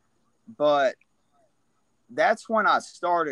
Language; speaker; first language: English; native; English